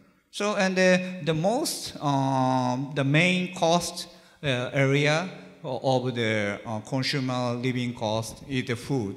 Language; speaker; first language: English; non-native, learner; Japanese